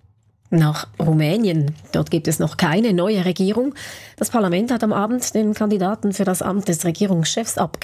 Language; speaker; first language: German; native; German